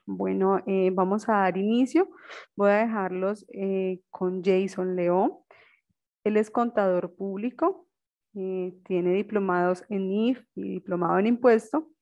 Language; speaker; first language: Spanish; native; Spanish